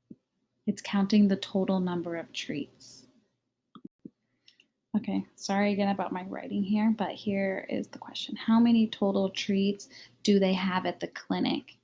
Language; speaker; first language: English; native; English